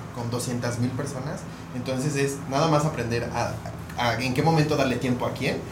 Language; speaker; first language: Spanish; native; Spanish